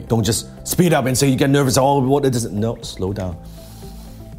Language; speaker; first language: English; non-native, local second language; Cantonese